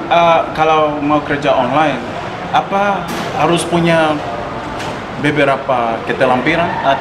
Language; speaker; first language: Indonesian; non-native, fluent; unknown